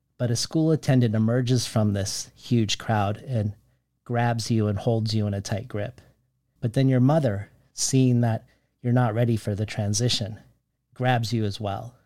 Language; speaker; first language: English; native; English